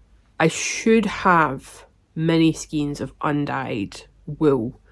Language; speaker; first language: English; native; English